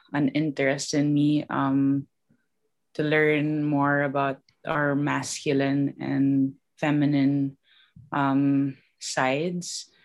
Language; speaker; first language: English; non-native, local second language; Filipino